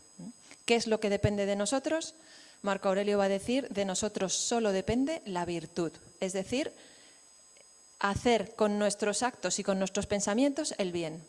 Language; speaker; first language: Spanish; native; Spanish